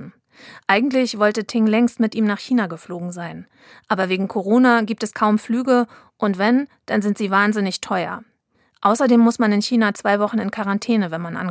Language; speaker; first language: German; native; German